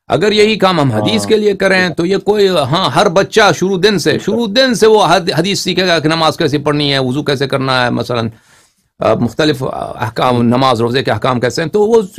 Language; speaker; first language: Urdu; native; Urdu